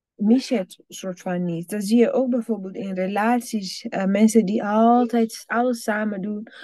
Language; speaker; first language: Dutch; non-native, fluent; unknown